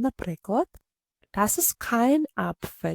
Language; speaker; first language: German; non-native, fluent; Ukrainian